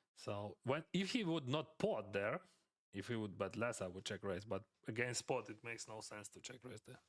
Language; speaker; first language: English; non-native, fluent; Ukrainian